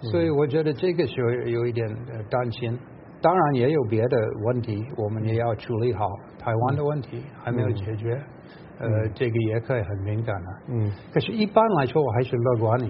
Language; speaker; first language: Chinese; non-native, fluent; English